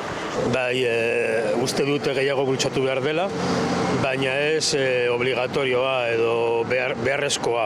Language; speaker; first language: Basque; non-native, local second language; Spanish